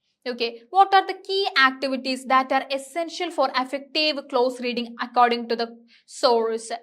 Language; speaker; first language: English; non-native, local second language; Malayalam